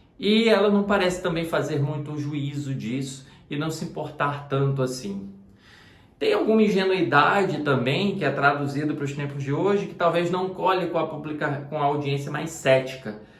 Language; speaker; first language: Portuguese; native; Portuguese